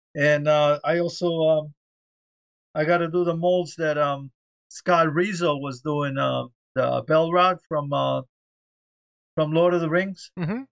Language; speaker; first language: English; early bilingual, other home language; Spanish